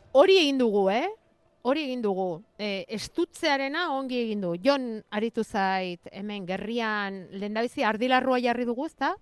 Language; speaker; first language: Basque; native; Basque